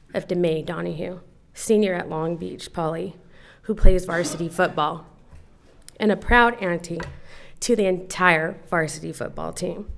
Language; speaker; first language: English; native; English